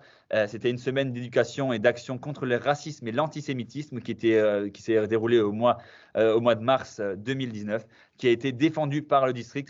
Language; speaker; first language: French; native; French